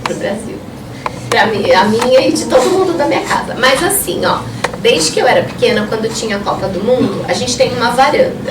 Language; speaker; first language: Portuguese; early bilingual, other home language; Spanish